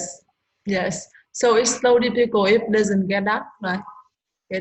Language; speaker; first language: English; non-native, learner; Vietnamese